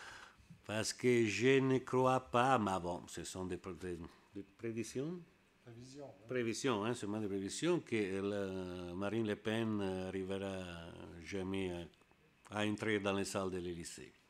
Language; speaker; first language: French; non-native, learner; Italian